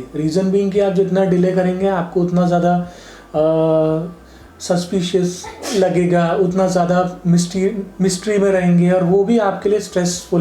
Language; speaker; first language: Hindi; native; Hindi